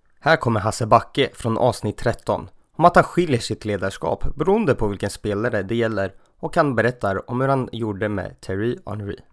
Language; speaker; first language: Swedish; native; Swedish